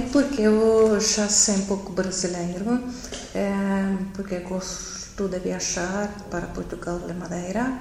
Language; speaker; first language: Portuguese; non-native, learner; Norwegian